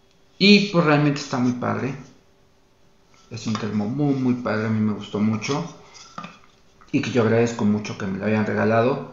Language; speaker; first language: Spanish; native; Spanish